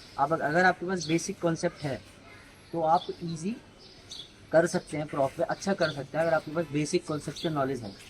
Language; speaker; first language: Hindi; native; Hindi